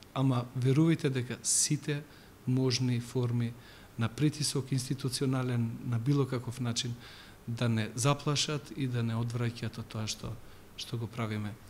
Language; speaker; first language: Macedonian; non-native, local second language; Albanian